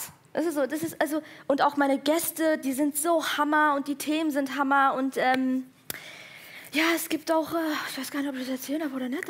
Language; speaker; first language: German; early bilingual, other home language; Persian